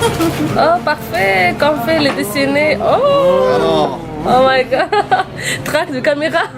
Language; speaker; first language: French; non-native, learner; Arabic